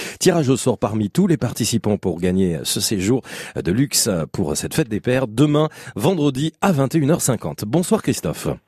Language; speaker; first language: French; native; French